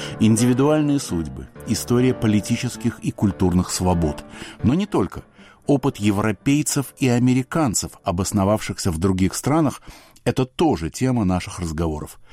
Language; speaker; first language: Russian; native; Russian